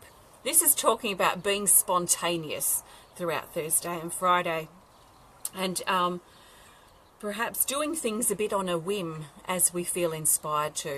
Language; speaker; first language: English; native; English